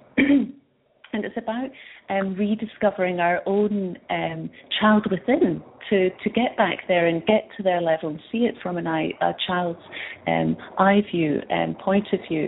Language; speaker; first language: English; native; English